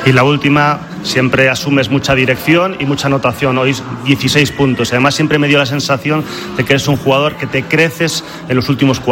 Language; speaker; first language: Spanish; native; Spanish